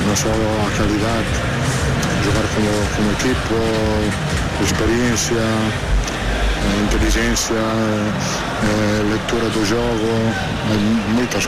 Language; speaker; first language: Portuguese; non-native, learner; Italian